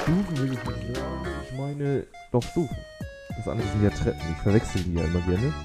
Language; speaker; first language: German; native; German